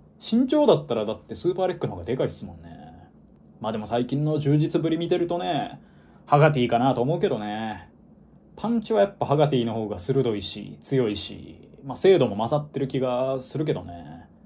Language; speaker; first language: Japanese; native; Japanese